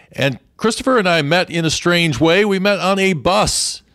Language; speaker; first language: English; native; English